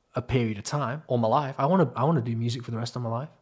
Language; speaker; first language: English; native; English